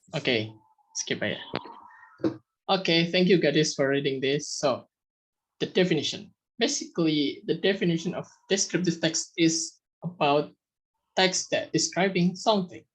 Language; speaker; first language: English; non-native, fluent; Indonesian